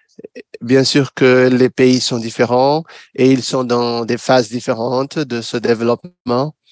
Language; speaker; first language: French; non-native, fluent; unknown